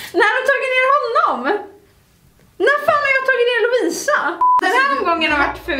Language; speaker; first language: Swedish; native; Swedish